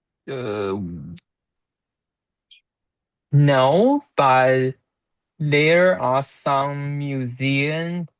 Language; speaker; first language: English; non-native, learner; Chinese